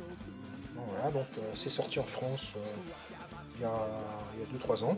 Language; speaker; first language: French; native; French